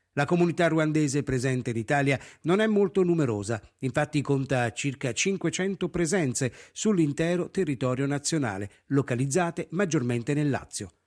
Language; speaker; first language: Italian; native; Italian